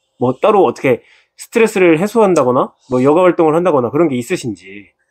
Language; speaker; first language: Korean; native; Korean